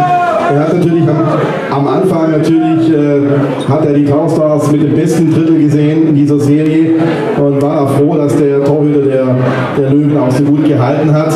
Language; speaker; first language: German; native; German